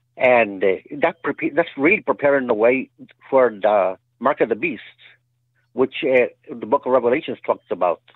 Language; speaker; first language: English; native; English